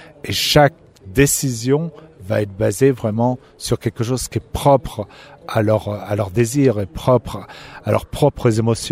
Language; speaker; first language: French; native; French